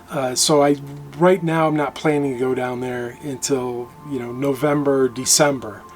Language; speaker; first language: English; native; English